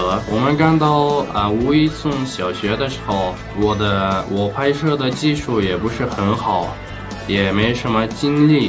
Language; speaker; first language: Chinese; non-native, fluent; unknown